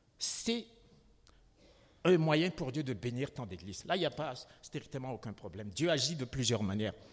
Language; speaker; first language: French; non-native, local second language; Malagasy